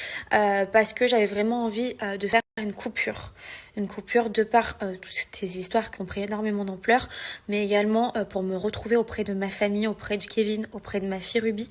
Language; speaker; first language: French; native; French